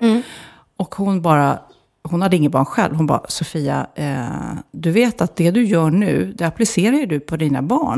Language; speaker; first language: Swedish; native; Swedish